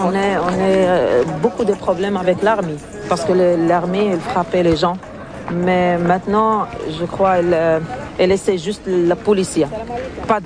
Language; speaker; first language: French; non-native, learner; Arabic